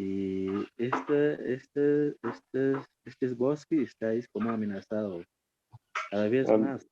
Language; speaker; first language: Spanish; non-native, fluent; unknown